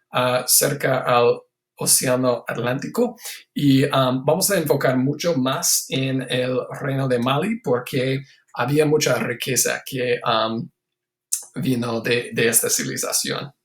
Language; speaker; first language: Spanish; non-native, fluent; English